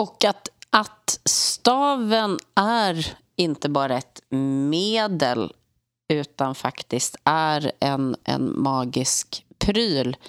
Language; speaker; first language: Swedish; native; Swedish